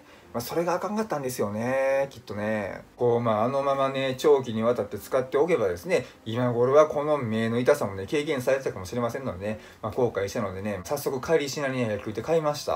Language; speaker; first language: Japanese; native; Japanese